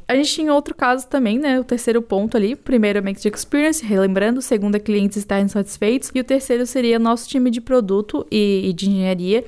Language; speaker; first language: Portuguese; native; Portuguese